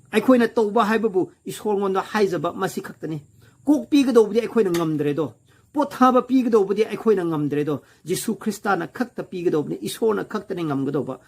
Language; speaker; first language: Manipuri; non-native, local second language; Rongmei Naga